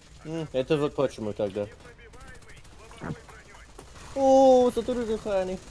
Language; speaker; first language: Russian; non-native, learner; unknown